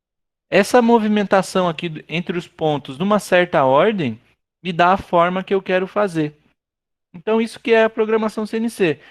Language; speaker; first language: Portuguese; native; Portuguese